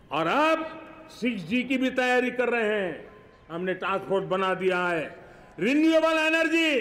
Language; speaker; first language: Hindi; non-native, local second language; Gujarati